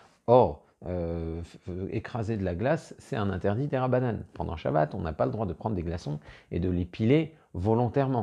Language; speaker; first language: French; native; French